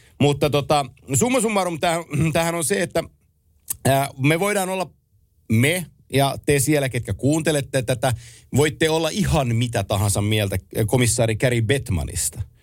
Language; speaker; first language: Finnish; native; Finnish